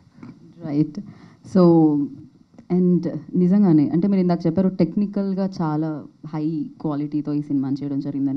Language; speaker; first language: Telugu; native; Telugu